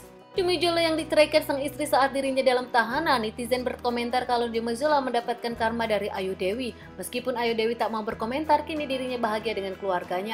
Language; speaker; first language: Indonesian; native; Indonesian